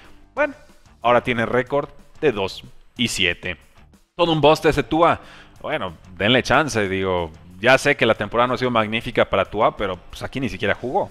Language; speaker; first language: Spanish; native; Spanish